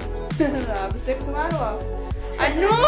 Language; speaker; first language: Hindi; native; Hindi